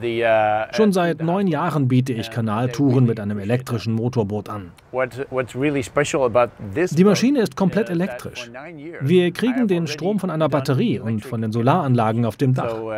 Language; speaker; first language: German; native; German